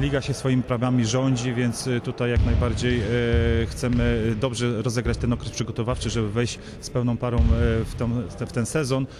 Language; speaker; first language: Polish; native; Polish